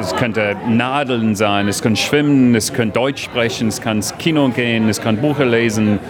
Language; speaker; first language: German; non-native, fluent; English